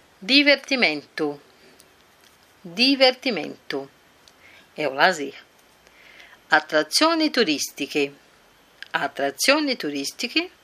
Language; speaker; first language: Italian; non-native, fluent; Portuguese